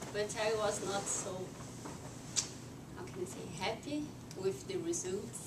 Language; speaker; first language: English; non-native, learner; Portuguese